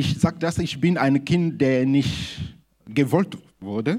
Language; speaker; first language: German; non-native, fluent; Lingala